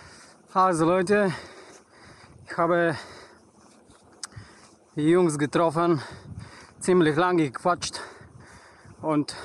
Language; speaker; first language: German; non-native, learner; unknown